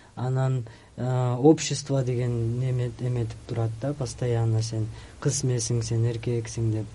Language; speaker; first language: Russian; non-native, local second language; Kyrgyz